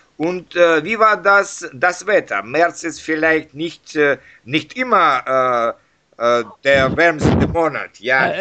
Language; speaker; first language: German; non-native, learner; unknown